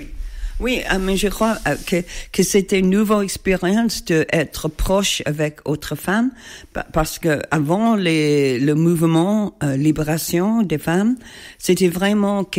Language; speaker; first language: French; non-native, learner; English